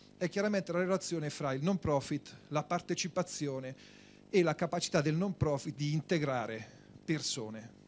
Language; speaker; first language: Italian; native; Italian